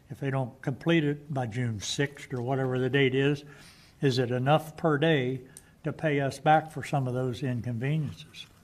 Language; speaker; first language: English; native; English